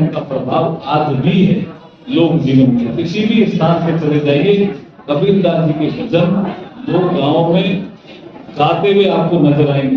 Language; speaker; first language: Hindi; native; Hindi